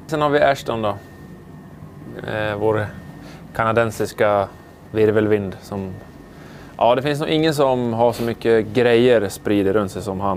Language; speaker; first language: Swedish; native; Swedish